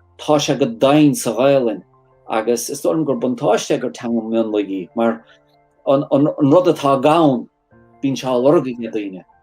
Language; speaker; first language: Irish; native; Irish